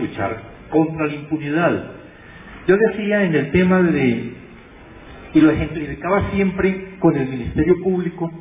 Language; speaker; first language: Spanish; native; Spanish